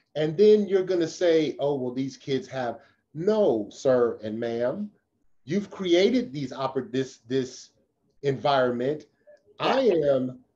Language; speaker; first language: English; native; English